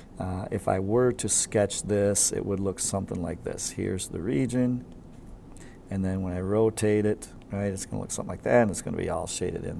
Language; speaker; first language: English; native; English